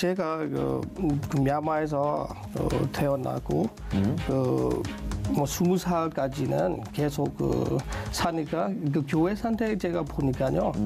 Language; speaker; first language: Korean; non-native, learner; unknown